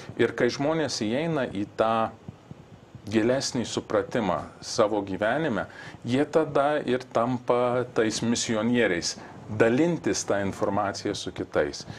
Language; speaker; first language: Lithuanian; early bilingual, heritage; Lithuanian